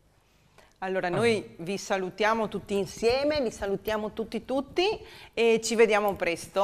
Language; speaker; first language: Italian; native; Italian